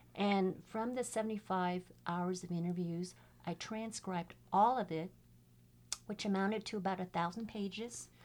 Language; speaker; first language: English; native; English